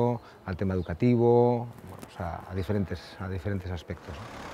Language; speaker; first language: Spanish; native; Spanish